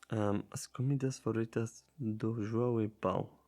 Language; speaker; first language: Portuguese; non-native, learner; German